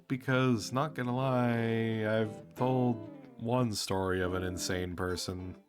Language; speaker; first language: English; native; English